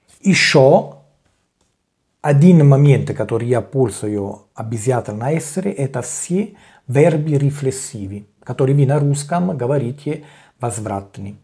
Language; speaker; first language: Russian; non-native, learner; Italian